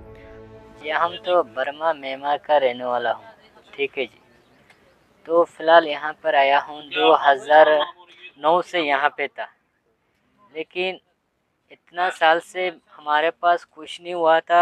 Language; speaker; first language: Hindi; non-native, learner; Rohingya